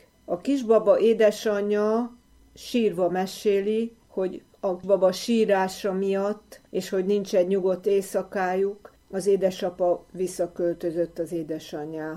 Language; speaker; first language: Hungarian; native; Hungarian